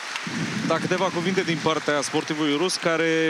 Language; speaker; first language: Romanian; native; Romanian